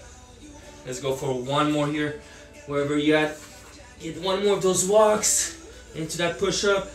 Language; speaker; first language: English; native; English